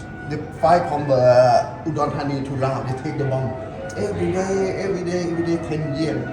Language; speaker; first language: English; non-native, learner; Thai